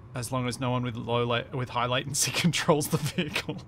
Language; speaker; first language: English; native; English